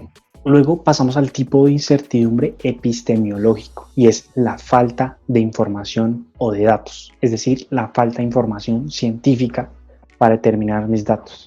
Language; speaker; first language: Spanish; native; Spanish